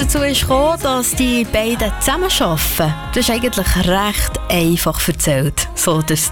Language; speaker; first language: German; native; German